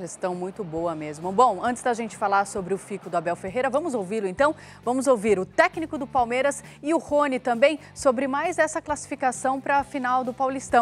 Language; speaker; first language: Portuguese; native; Portuguese